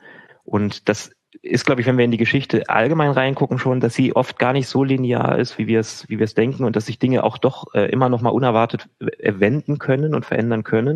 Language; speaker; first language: German; native; German